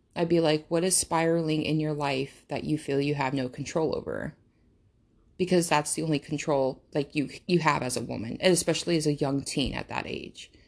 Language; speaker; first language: English; early bilingual, other home language; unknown